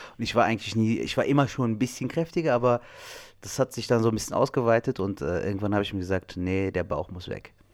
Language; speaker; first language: German; early bilingual, other home language; Turkish